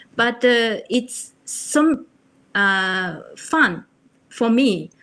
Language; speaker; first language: English; non-native, learner; Japanese